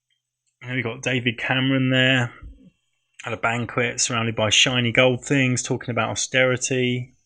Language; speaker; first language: English; native; English